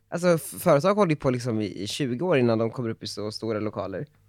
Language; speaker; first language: Swedish; native; Swedish